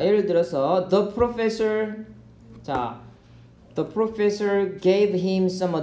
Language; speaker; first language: English; non-native, learner; Korean